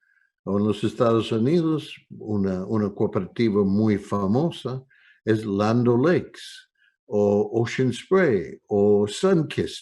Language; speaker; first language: Spanish; non-native, fluent; English